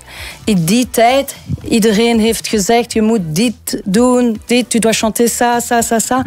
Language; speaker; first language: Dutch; non-native, local second language; French